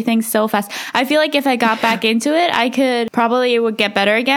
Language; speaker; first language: English; early bilingual, heritage; English